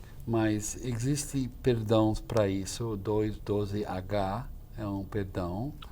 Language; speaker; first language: Portuguese; non-native, fluent; English